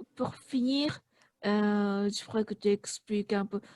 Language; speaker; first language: French; non-native, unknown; Japanese